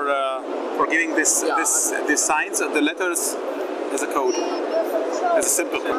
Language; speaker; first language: English; non-native, learner; German